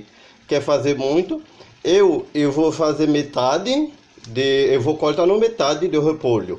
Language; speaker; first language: Portuguese; non-native, learner; Haitian Creole